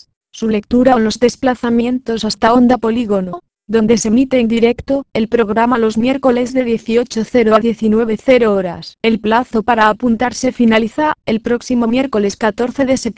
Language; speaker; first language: Spanish; native; Spanish